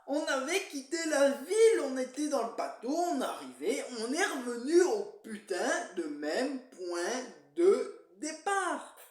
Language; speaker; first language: French; native; French